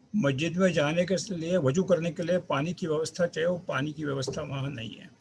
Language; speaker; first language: Hindi; non-native, local second language; Marathi